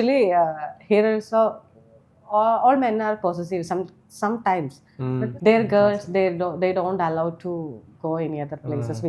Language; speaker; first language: English; non-native, local second language; Malayalam